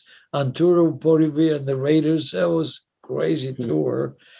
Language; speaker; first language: English; non-native, fluent; Italian